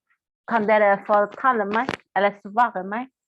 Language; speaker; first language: Norwegian; non-native, fluent; Chinese